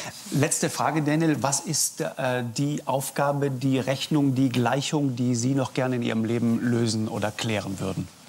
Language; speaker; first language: German; native; German